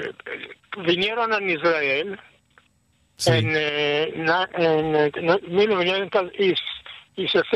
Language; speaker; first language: Spanish; early bilingual, heritage; Ladino